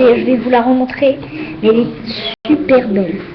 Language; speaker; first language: French; native; French